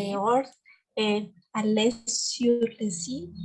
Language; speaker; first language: French; non-native, learner; Spanish